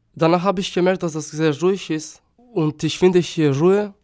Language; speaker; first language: German; non-native, fluent; Turkish